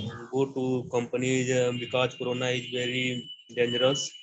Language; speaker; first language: English; non-native, learner; Hindi